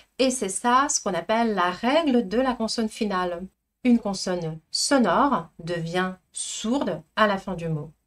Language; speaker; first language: French; non-native, fluent; Russian